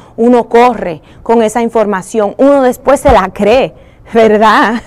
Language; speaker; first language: Spanish; early bilingual, heritage; Spanish